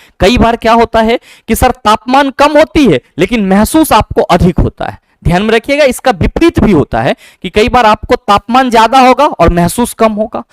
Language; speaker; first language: Hindi; native; Hindi